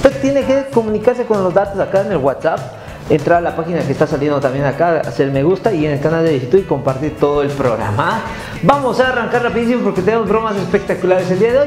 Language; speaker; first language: Spanish; native; Spanish